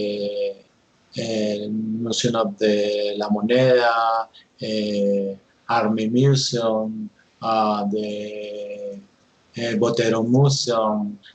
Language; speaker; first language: English; non-native, learner; Spanish